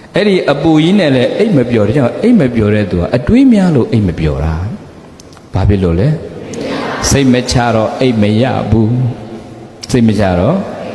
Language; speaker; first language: Burmese; native; Burmese